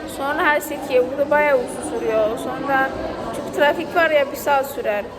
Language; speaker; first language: Turkish; non-native, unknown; Indonesian